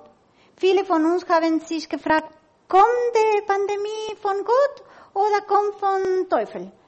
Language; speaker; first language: German; non-native, learner; Spanish